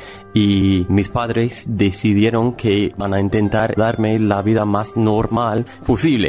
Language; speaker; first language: Spanish; non-native, fluent; English